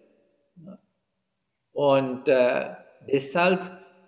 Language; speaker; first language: German; non-native, fluent; Sinhala